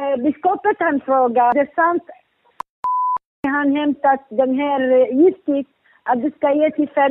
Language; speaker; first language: Swedish; non-native, learner; Syriac